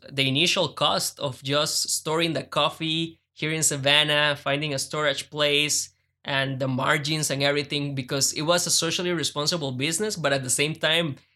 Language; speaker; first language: English; non-native, fluent; Spanish